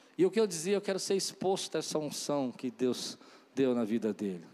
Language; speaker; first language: Portuguese; native; Portuguese